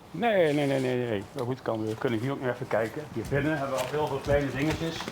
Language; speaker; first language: Dutch; native; Dutch